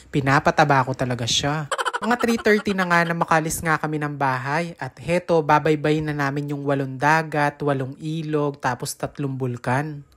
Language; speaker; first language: Filipino; non-native, local second language; Pampanga